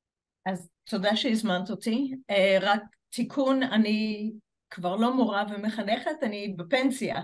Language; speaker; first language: Hebrew; non-native, fluent; English